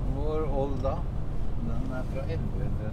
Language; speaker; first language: English; non-native, learner; Norwegian